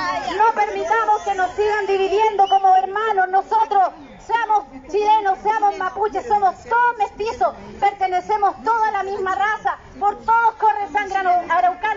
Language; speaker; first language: Spanish; native; Spanish